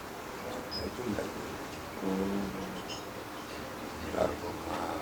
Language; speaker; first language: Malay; non-native, local second language; Javanese